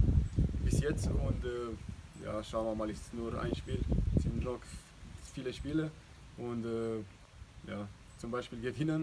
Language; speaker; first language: German; non-native, learner; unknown